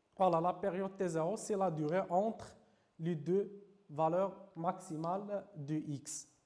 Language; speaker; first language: French; non-native, local second language; Arabic